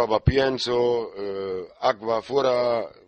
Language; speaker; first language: Spanish; non-native, learner; German